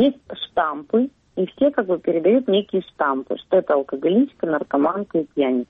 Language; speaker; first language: Russian; native; Russian